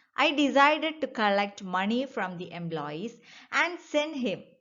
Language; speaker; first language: English; non-native, local second language; Malayalam